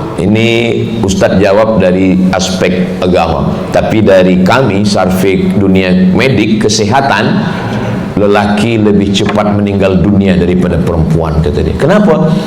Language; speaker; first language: Malay; native; Malay